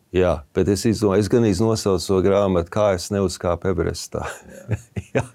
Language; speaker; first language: Latvian; early bilingual, heritage; Latvian